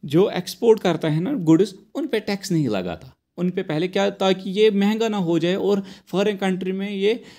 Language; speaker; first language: Hindi; non-native, local second language; Kashmiri